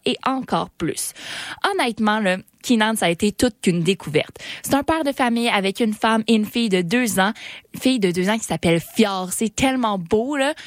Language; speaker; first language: French; native; French